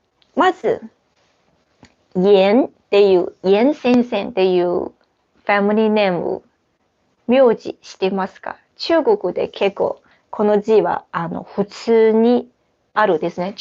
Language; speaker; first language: Japanese; non-native, fluent; Chinese